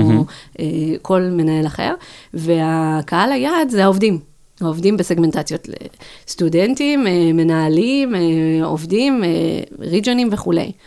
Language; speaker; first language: Hebrew; native; Hebrew